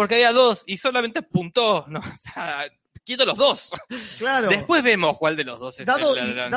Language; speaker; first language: Spanish; native; Spanish